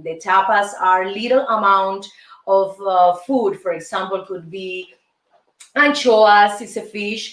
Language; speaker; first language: English; non-native, fluent; Spanish